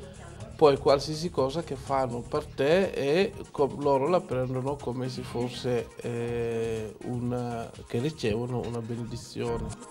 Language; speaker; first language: Italian; non-native, learner; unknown